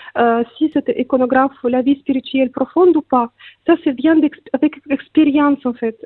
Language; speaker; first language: French; non-native, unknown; Russian